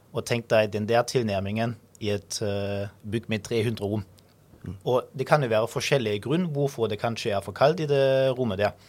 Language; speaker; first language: Norwegian; non-native, fluent; German